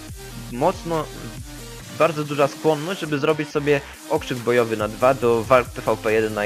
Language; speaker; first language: Polish; native; Polish